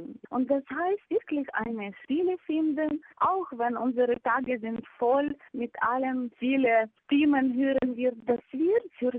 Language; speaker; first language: German; non-native, fluent; Ukrainian